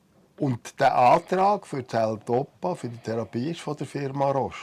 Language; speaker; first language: German; native; German